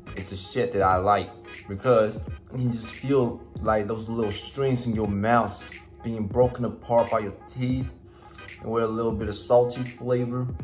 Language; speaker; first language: English; non-native, fluent; Chinese